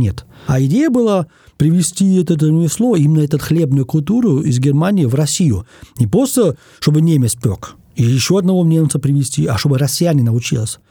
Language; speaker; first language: Russian; non-native, fluent; German